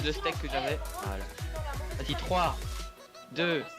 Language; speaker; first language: French; native; French